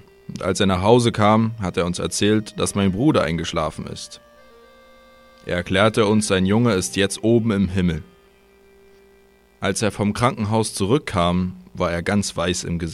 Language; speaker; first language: German; native; German